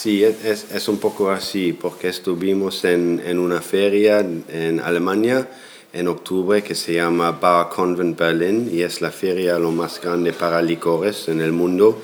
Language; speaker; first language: Spanish; non-native, fluent; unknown